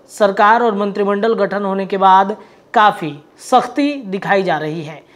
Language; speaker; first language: Hindi; native; Hindi